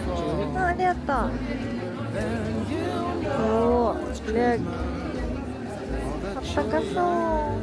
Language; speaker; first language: Swedish; non-native, learner; Japanese